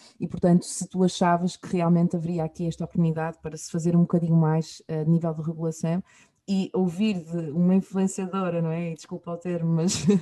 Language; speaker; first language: Portuguese; native; Portuguese